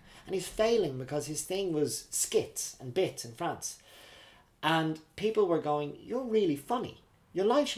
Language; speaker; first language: English; native; English